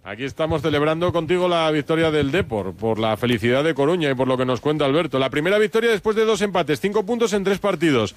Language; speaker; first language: Spanish; native; Spanish